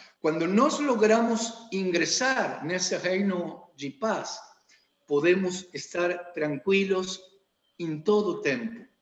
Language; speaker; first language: Portuguese; non-native, learner; Spanish